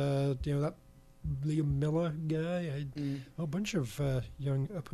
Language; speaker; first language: English; native; English